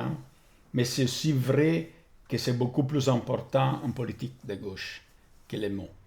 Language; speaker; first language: French; non-native, fluent; Italian